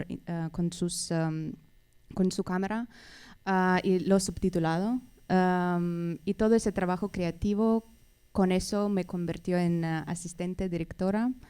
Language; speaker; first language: Spanish; non-native, fluent; Russian